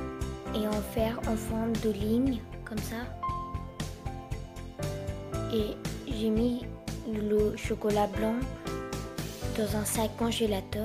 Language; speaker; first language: French; non-native, fluent; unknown